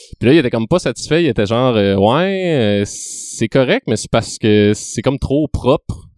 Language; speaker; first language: French; native; French